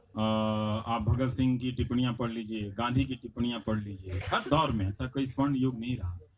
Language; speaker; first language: Hindi; non-native, local second language; Bhojpuri